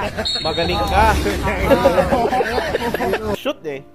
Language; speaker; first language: Filipino; native; Filipino